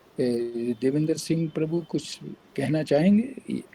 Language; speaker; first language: Hindi; native; Hindi